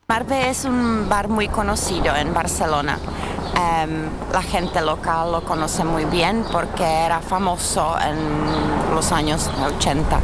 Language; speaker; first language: Spanish; non-native, learner; Czech